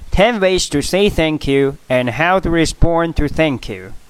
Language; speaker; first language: English; non-native, fluent; Chinese